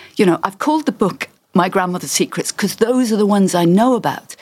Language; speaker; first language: English; native; English